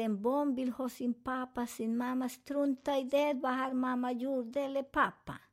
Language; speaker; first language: Swedish; non-native, fluent; Spanish